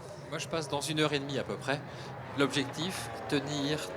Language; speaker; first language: French; native; French